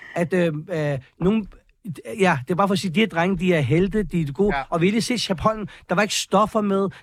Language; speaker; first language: Danish; early bilingual, other home language; Persian